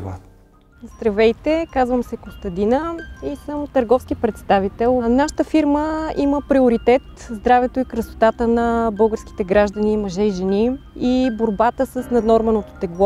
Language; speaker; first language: Bulgarian; native; Bulgarian